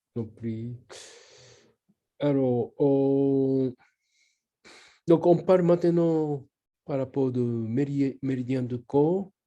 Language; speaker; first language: French; non-native, learner; Japanese